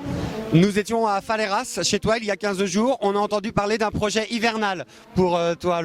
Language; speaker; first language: French; native; French